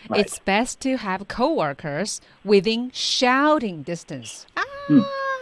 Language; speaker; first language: English; non-native, fluent; Chinese